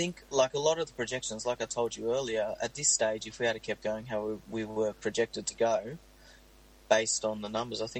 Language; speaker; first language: English; native; English